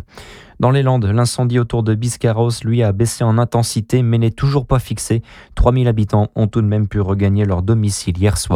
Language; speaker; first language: French; native; French